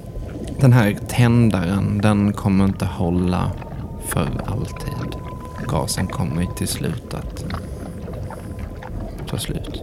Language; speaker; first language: Swedish; native; Swedish